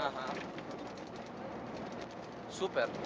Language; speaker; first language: Russian; non-native, learner; Italian